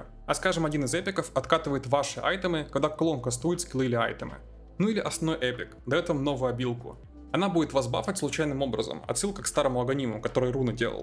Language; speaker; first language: Russian; native; Russian